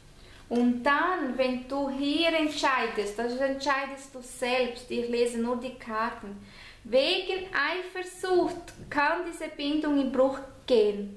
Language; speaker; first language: German; non-native, fluent; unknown